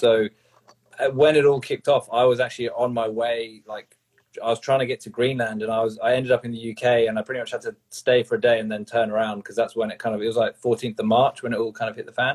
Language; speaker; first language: English; native; English